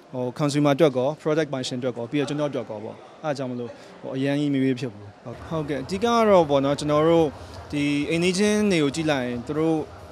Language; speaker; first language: Burmese; native; Burmese